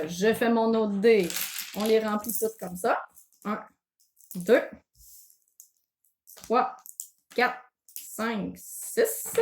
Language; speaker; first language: French; native; French